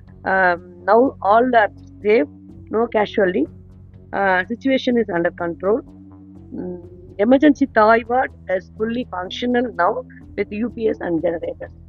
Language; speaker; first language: English; non-native, local second language; Tamil